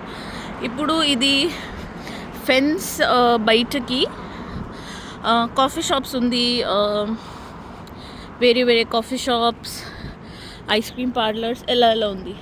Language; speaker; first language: Telugu; non-native, learner; Marathi